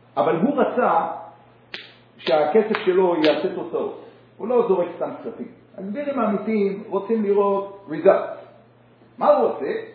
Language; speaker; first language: Hebrew; native; Hebrew